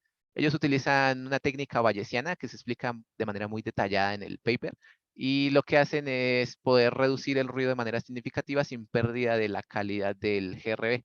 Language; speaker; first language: Spanish; native; Spanish